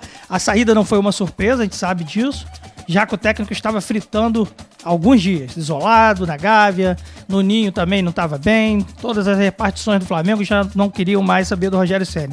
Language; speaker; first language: Portuguese; native; Portuguese